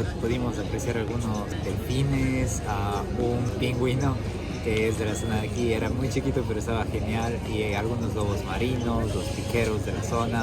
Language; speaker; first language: Spanish; native; Spanish